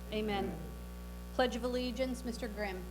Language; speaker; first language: English; native; English